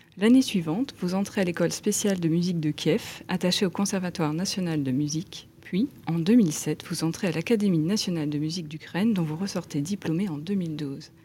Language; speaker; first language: French; native; French